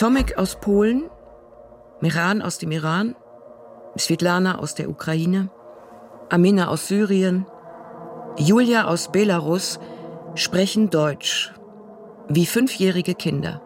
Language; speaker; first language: German; non-native, fluent; Russian